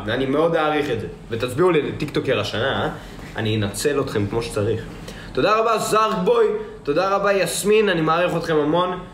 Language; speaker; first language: Hebrew; early bilingual, other home language; Russian